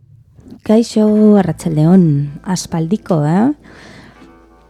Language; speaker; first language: Basque; non-native, learner; Spanish